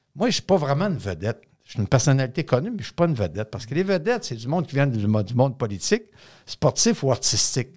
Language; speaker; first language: French; native; French